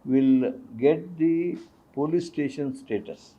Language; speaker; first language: English; non-native, local second language; Kannada